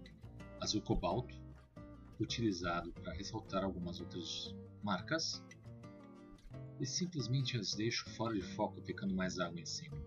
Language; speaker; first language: Portuguese; native; Portuguese